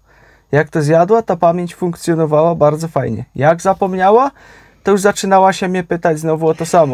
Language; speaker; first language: Polish; native; Polish